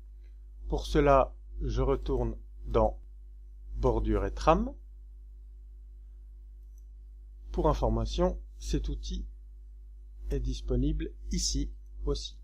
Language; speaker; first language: French; native; French